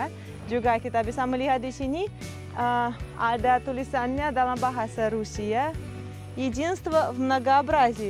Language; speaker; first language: Indonesian; non-native, fluent; Russian